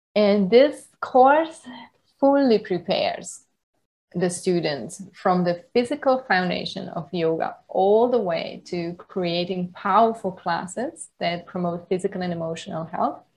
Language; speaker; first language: English; non-native, fluent; Hungarian